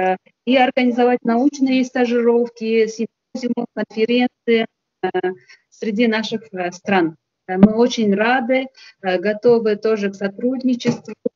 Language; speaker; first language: Russian; non-native, local second language; Kyrgyz